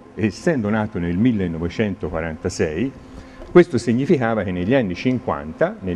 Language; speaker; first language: Italian; native; Italian